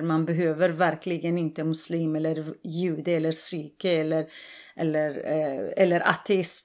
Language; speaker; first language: Swedish; non-native, fluent; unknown